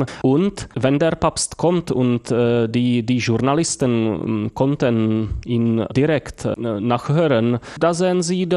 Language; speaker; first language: German; non-native, fluent; Czech